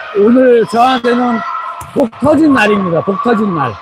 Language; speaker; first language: Korean; native; Korean